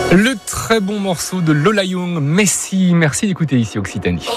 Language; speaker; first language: French; native; French